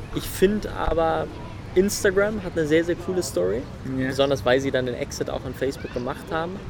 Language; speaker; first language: German; early bilingual, other home language; Swedish